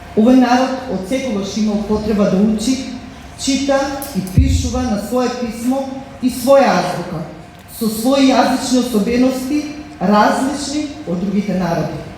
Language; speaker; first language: Macedonian; native; Macedonian